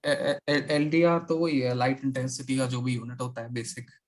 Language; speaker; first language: Hindi; non-native, local second language; Marathi